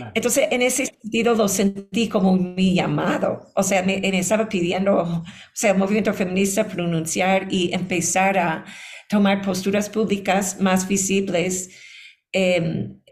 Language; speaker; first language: Spanish; non-native, fluent; English